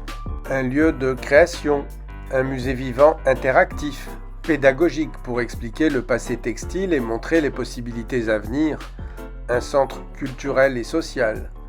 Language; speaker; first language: French; native; French